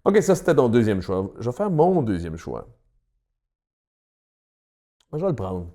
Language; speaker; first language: French; native; French